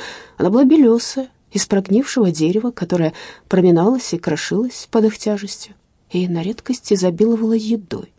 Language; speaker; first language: Russian; native; Russian